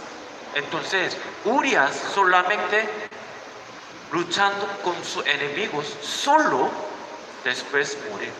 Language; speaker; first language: Spanish; non-native, learner; Korean